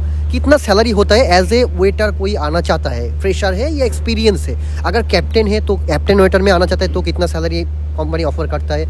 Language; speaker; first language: Hindi; non-native, local second language; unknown